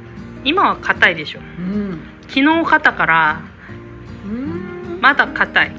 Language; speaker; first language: Japanese; non-native, fluent; Korean